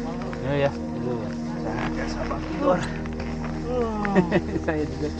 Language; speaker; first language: Indonesian; non-native, learner; English